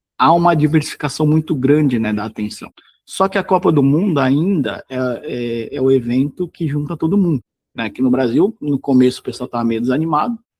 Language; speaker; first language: Portuguese; native; Portuguese